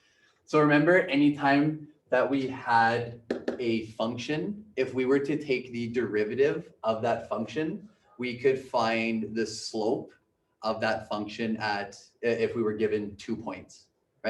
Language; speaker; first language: English; native; English